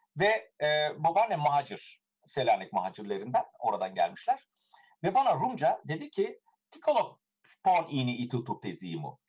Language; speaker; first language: Turkish; early bilingual, heritage; Turkish